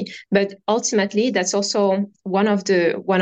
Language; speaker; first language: English; non-native, fluent; French